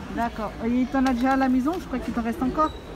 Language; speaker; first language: French; native; French